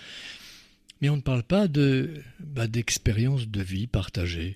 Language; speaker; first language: French; native; French